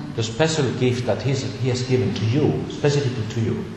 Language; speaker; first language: English; non-native, fluent; Finnish